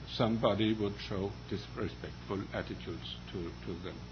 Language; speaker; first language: English; non-native, fluent; Danish